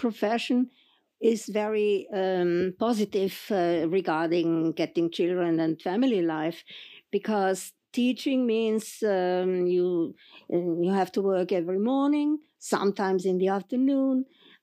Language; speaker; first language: English; non-native, fluent; German